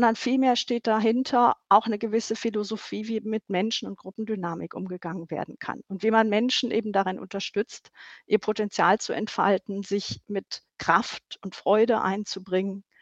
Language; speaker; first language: German; native; German